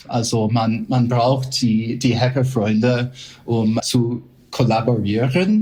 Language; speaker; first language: German; non-native, fluent; English